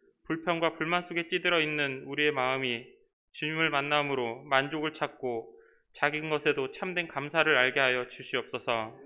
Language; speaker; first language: Korean; native; Korean